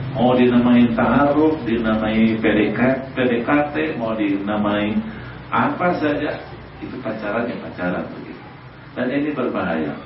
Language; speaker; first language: Indonesian; non-native, local second language; Sundanese